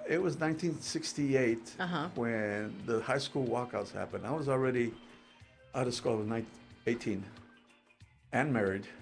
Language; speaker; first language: English; early bilingual, other home language; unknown